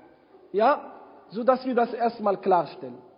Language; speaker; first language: German; non-native, fluent; Arabic